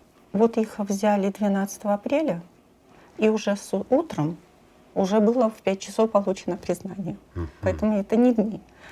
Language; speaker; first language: Russian; native; Russian